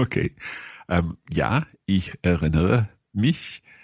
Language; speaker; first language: German; non-native, learner; English